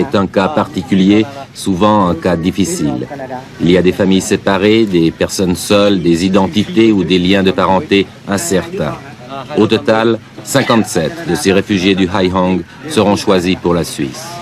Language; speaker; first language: French; native; French